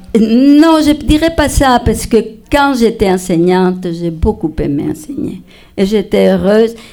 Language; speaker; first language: French; non-native, fluent; Spanish